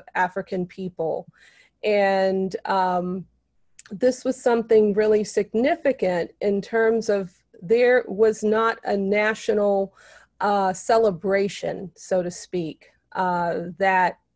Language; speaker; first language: English; native; English